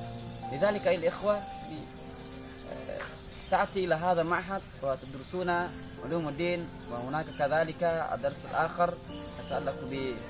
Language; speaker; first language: Arabic; non-native, learner; Indonesian